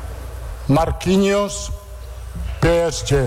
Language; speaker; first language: Portuguese; non-native, learner; Italian